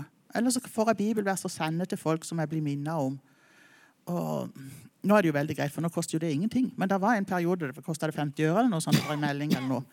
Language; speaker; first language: Norwegian; native; Norwegian